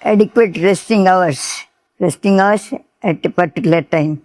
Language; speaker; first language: English; non-native, local second language; Telugu